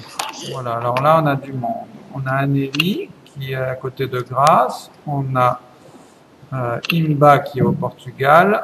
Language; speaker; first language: French; native; French